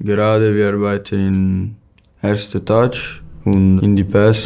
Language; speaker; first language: German; non-native, learner; Italian